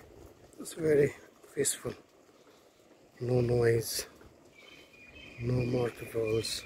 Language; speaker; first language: English; non-native, learner; Nepali